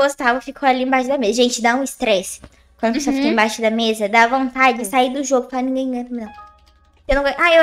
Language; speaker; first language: Portuguese; native; Portuguese